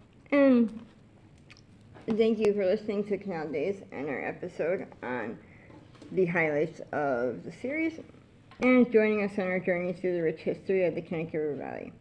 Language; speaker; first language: English; native; English